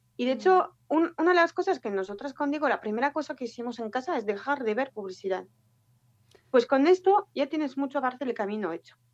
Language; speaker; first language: Spanish; non-native, fluent; French